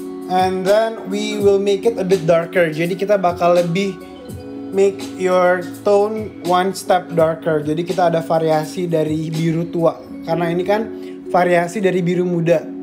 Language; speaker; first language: Indonesian; early bilingual, heritage; Indonesian